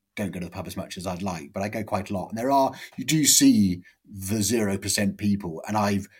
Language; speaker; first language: English; native; English